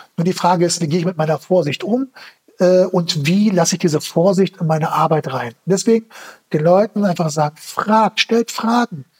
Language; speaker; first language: German; early bilingual, other home language; Turkish